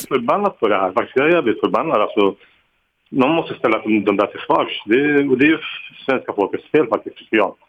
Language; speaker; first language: Swedish; non-native, fluent; Arabic